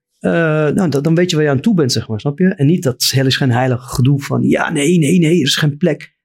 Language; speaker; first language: Dutch; non-native, fluent; Arabic